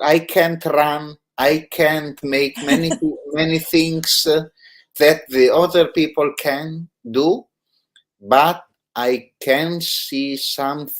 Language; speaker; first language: English; non-native, learner; Italian